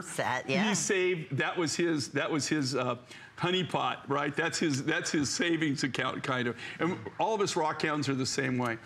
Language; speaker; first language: English; native; English